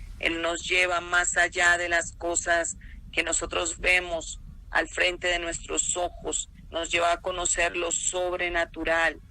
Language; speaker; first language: Spanish; native; Spanish